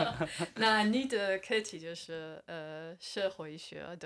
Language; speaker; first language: Chinese; non-native, fluent; English